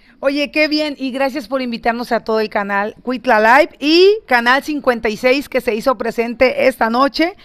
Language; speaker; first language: Spanish; native; Spanish